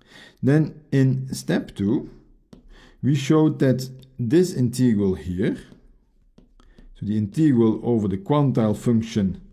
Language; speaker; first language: English; non-native, fluent; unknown